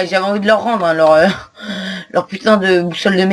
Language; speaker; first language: French; native; French